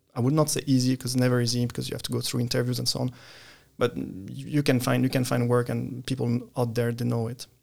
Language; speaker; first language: English; non-native, fluent; French